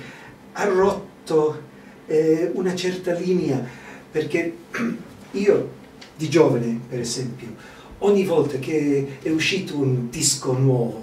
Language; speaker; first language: Italian; non-native, fluent; English